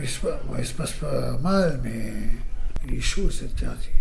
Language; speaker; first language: French; non-native, learner; Arabic